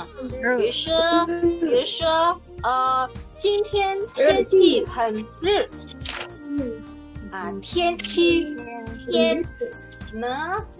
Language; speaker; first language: Chinese; non-native, fluent; Indonesian